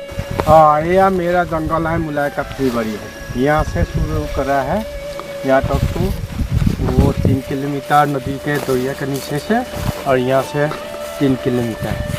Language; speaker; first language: Hindi; non-native, local second language; Assamese